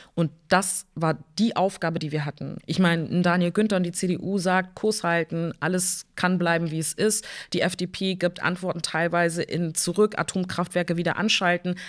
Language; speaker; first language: German; early bilingual, other home language; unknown